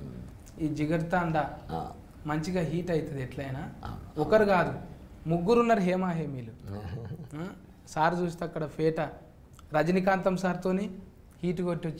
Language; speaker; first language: Telugu; native; Telugu